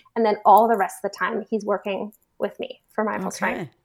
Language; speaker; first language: English; native; English